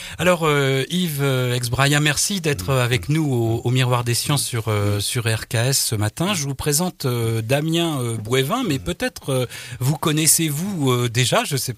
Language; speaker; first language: French; native; French